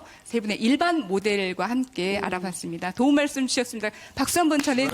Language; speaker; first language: Korean; native; Korean